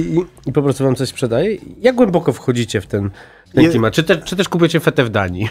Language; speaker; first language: Polish; native; Polish